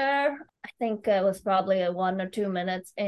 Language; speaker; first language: English; non-native, fluent; Chinese